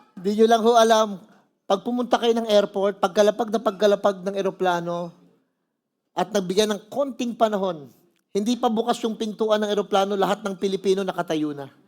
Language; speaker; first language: Filipino; native; Filipino